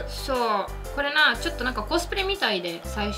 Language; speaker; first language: Japanese; early bilingual, other home language; Russian